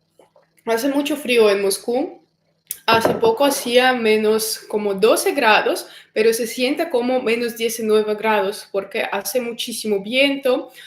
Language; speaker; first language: Spanish; non-native, fluent; Russian